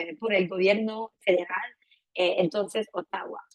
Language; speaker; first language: Spanish; non-native, fluent; French